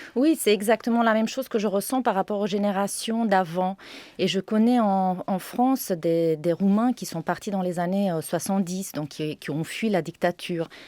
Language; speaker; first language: French; non-native, fluent; Romanian